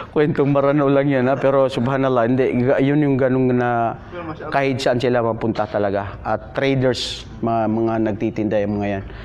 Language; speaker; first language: Filipino; non-native, local second language; Maranao